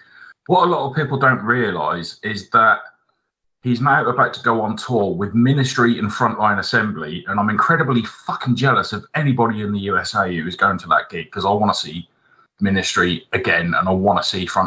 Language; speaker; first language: English; native; English